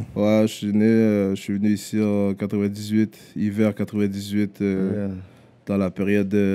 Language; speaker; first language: French; native; French